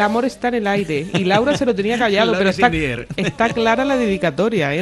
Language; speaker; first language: Spanish; native; Spanish